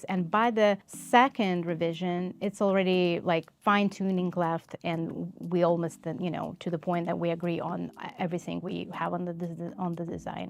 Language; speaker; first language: English; non-native, fluent; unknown